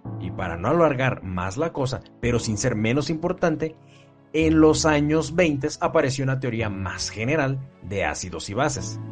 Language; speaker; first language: Spanish; native; Spanish